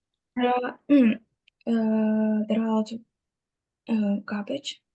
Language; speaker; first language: English; non-native, learner; Russian